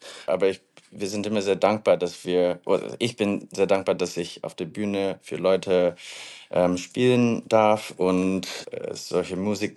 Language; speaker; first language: German; non-native, fluent; English